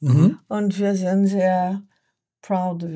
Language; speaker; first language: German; non-native, learner; French